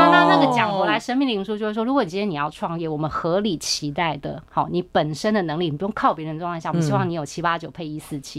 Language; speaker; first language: Chinese; native; Chinese